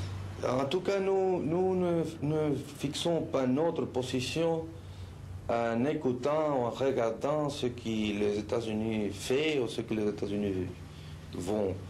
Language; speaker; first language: French; non-native, learner; Spanish